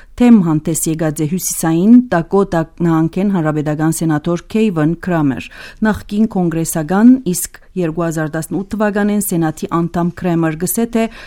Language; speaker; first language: Armenian; early bilingual, heritage; Armenian